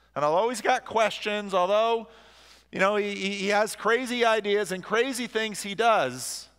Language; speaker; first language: English; native; English